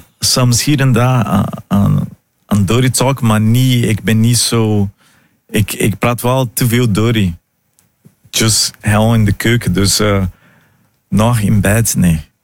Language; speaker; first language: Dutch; non-native, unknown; Portuguese